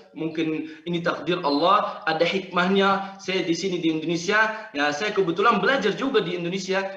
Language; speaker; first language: Indonesian; non-native, fluent; Arabic